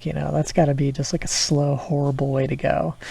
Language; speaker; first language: English; native; English